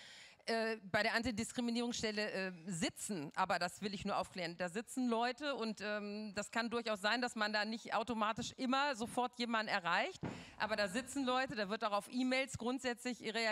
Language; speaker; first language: German; native; German